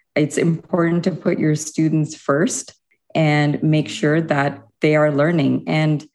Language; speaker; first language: English; early bilingual, other home language; Hindi